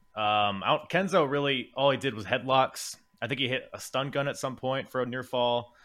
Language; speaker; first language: English; native; English